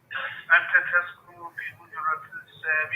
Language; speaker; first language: Arabic; non-native, learner; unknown